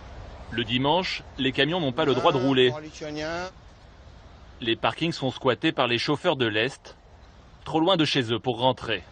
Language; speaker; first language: French; native; French